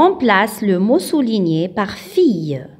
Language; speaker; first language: French; non-native, local second language; Arabic